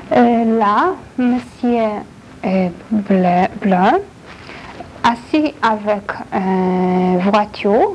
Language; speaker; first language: French; non-native, learner; Polish